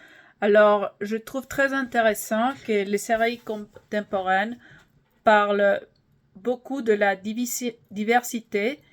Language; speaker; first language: French; non-native, fluent; English